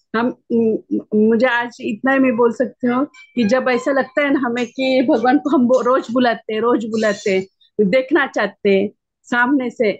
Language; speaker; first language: Hindi; non-native, local second language; Marathi